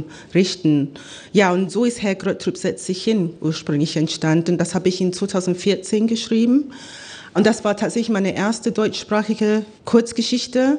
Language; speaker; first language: German; non-native, fluent; English